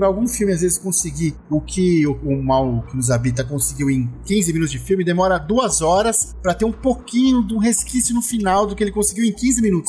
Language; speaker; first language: Portuguese; native; Portuguese